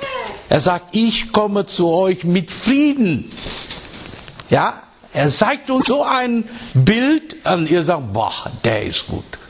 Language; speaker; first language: German; non-native, fluent; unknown